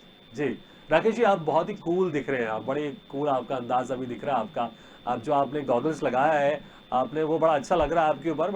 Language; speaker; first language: Hindi; native; Hindi